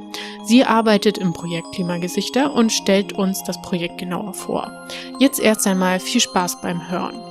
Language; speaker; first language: German; native; German